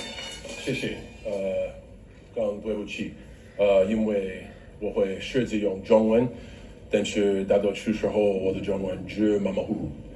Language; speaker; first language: Chinese; non-native, learner; English